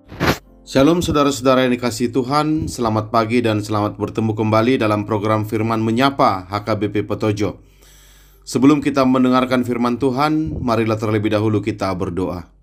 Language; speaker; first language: Indonesian; native; Indonesian